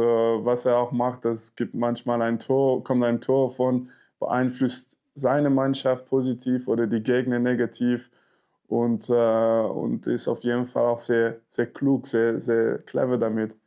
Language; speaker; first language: German; non-native, fluent; French